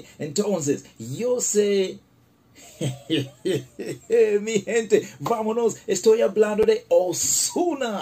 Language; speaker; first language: Spanish; non-native, learner; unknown